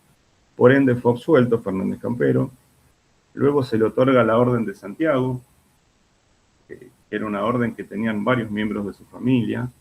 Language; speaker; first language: Spanish; native; Spanish